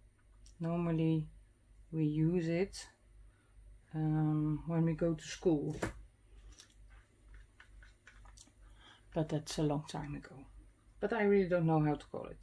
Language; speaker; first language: English; non-native, fluent; Dutch